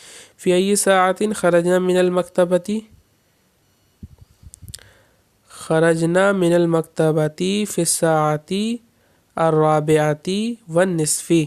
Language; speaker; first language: Arabic; non-native, fluent; Urdu